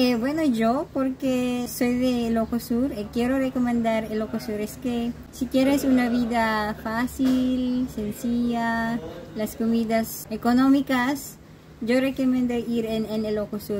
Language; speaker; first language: Spanish; non-native, fluent; Iloko